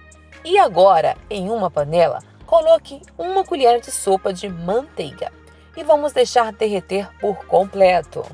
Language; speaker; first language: Portuguese; native; Portuguese